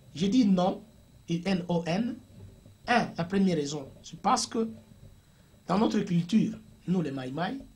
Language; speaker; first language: French; non-native, local second language; Swahili